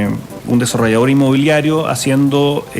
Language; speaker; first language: Spanish; native; Spanish